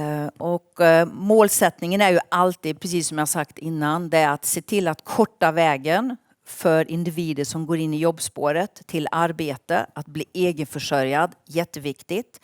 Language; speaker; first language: Swedish; native; Swedish